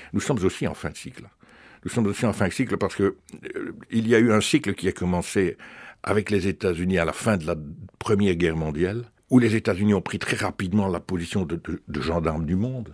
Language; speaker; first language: French; native; French